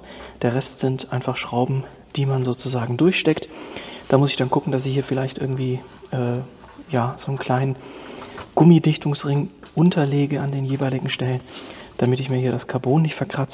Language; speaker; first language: German; native; German